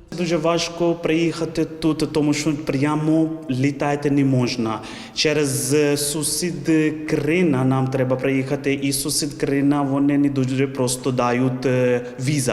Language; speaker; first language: Ukrainian; non-native, learner; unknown